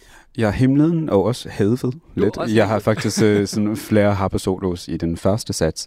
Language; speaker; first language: Danish; non-native, fluent; English